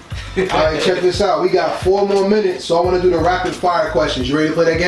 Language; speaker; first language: English; native; English